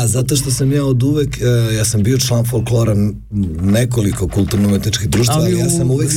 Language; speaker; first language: Serbian; native; Serbian